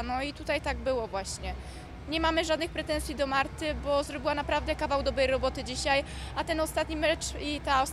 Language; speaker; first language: Polish; native; Polish